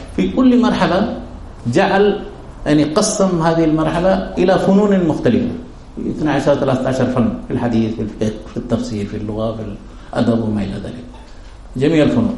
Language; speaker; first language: Arabic; non-native, fluent; Urdu